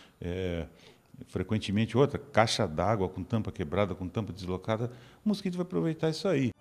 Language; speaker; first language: Portuguese; native; Portuguese